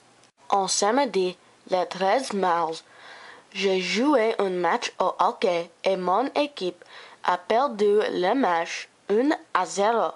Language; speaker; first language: French; non-native, learner; English